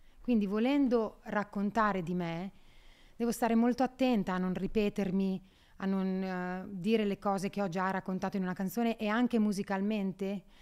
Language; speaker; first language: Italian; native; Italian